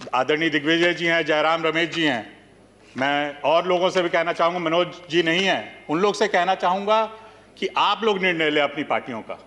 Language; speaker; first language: Hindi; native; Hindi